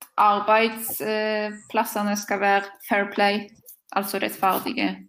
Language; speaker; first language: Norwegian; non-native, fluent; Polish